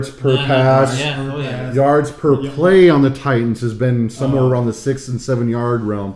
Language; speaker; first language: English; native; English